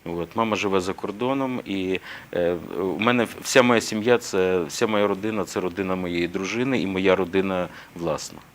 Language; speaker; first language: Ukrainian; native; Ukrainian